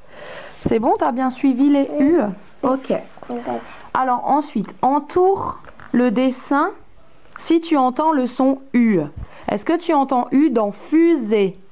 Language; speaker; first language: French; native; French